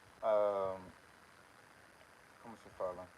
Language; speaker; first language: Portuguese; non-native, fluent; English